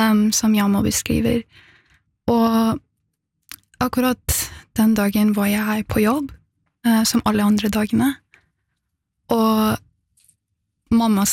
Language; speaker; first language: Norwegian; non-native, fluent; Persian